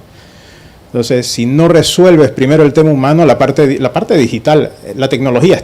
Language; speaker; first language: Spanish; native; Spanish